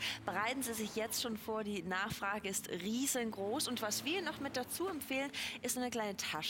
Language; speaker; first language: German; native; German